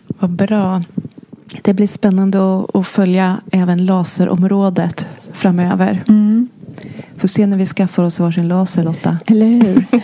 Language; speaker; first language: Swedish; native; Swedish